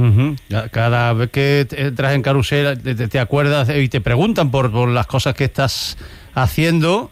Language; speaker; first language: Spanish; native; Spanish